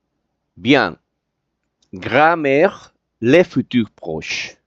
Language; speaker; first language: French; non-native, fluent; Spanish